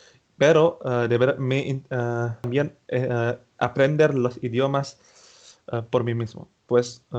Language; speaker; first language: Spanish; non-native, fluent; Indonesian